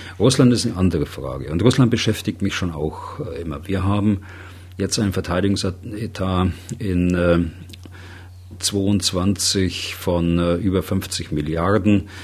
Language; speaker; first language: German; native; German